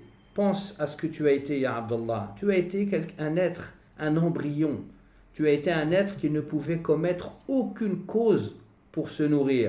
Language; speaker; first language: French; native; French